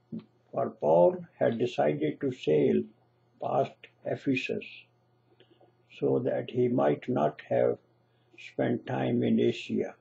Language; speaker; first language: English; non-native, local second language; Punjabi